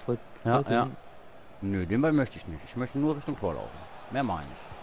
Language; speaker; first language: German; native; German